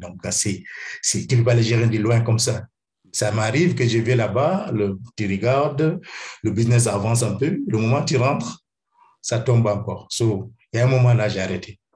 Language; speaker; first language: French; non-native, fluent; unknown